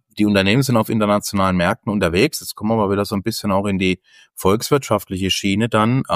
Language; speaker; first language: German; native; German